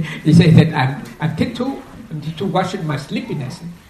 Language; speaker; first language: English; non-native, fluent; Vietnamese